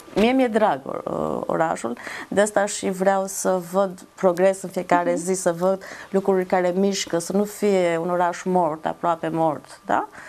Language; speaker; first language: Romanian; non-native, fluent; Albanian